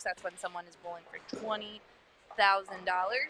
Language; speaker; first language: English; native; English